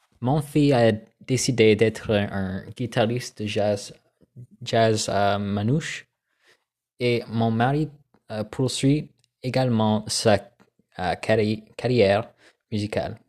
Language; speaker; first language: French; non-native, learner; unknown